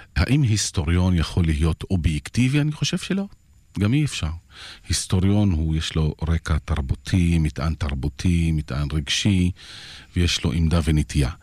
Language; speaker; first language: Hebrew; non-native, local second language; Arabic